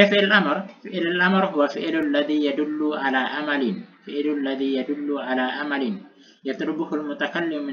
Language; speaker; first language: Arabic; non-native, fluent; Indonesian